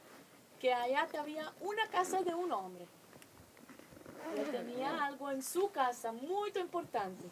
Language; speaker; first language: Spanish; non-native, fluent; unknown